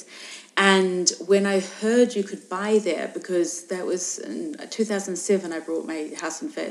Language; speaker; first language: English; native; English